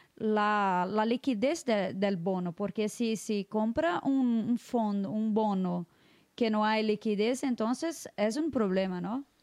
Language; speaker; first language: Spanish; non-native, fluent; Portuguese